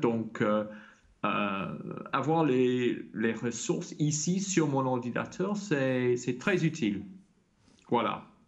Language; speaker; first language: French; non-native, fluent; English